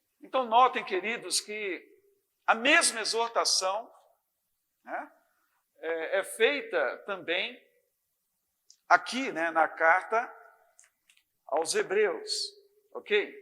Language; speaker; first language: Portuguese; native; Portuguese